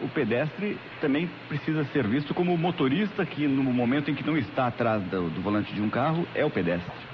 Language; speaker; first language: Portuguese; native; Portuguese